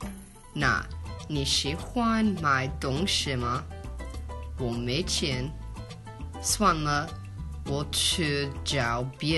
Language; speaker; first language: Chinese; non-native, learner; English